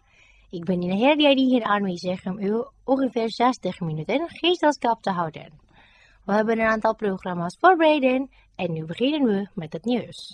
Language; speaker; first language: Dutch; non-native, fluent; Indonesian